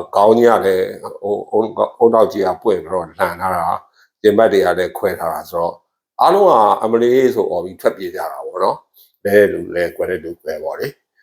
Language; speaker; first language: Burmese; native; Burmese